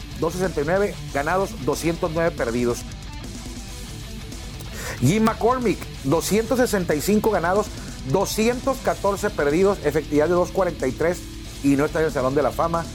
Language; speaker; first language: Spanish; native; Spanish